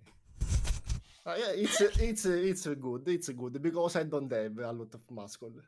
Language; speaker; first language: English; non-native, learner; Italian